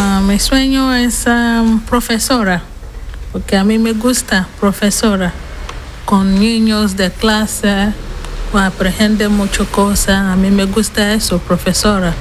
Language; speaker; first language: Spanish; non-native, learner; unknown